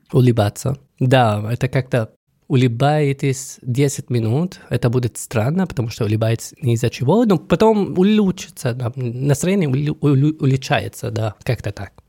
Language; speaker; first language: Russian; non-native, fluent; Arabic